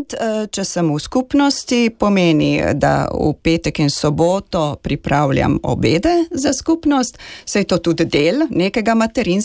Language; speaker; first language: Slovenian; native; Slovenian